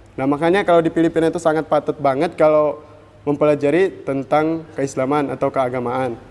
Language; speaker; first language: Indonesian; non-native, fluent; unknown